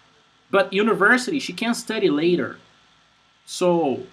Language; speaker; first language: English; non-native, fluent; Portuguese